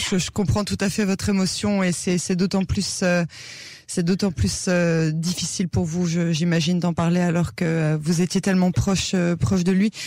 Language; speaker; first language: French; native; French